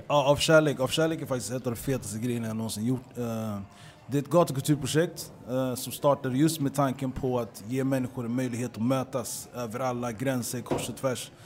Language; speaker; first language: Swedish; early bilingual, other home language; Papiamento